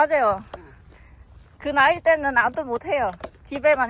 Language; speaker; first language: Korean; non-native, learner; Khmer